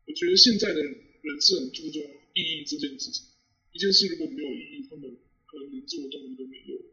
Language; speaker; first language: Chinese; native; Chinese